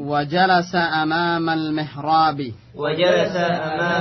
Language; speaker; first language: Arabic; non-native, fluent; Indonesian